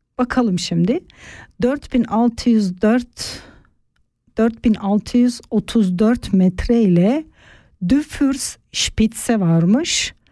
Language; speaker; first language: Turkish; native; Turkish